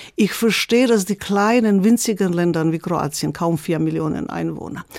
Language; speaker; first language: German; non-native, fluent; Croatian